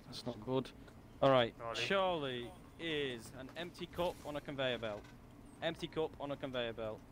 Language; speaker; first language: English; native; English